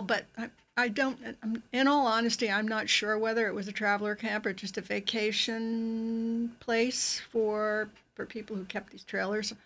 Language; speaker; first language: English; native; English